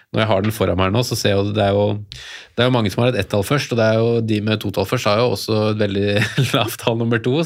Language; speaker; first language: Norwegian; native; Norwegian